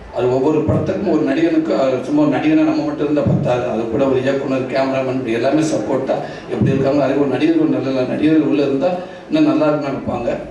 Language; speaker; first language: Tamil; native; Tamil